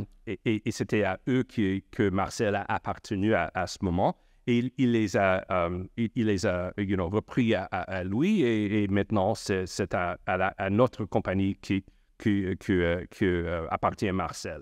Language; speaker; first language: French; non-native, local second language; English